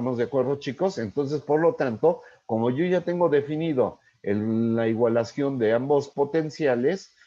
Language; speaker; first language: Spanish; native; Spanish